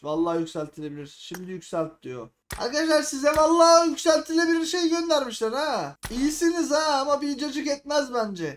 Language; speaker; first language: Turkish; native; Turkish